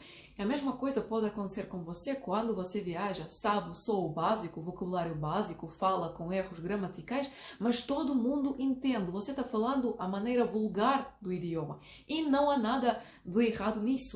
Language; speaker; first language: Portuguese; non-native, fluent; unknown